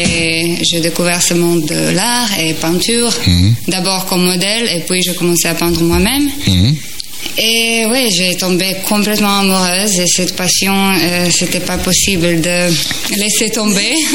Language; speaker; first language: French; non-native, fluent; Croatian